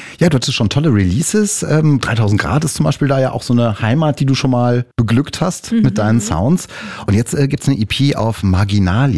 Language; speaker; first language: German; native; German